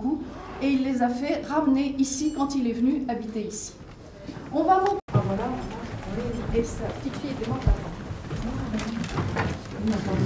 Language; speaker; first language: French; native; French